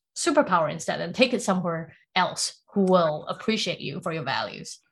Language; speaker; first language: English; early bilingual, other home language; Chinese